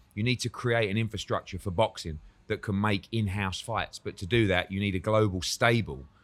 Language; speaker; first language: English; native; English